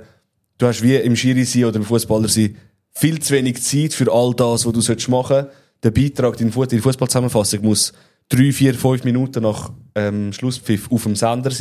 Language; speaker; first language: German; native; German